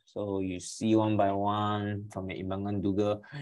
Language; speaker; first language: English; non-native, local second language; Chinese